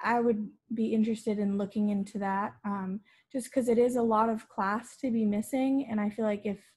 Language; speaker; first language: English; native; English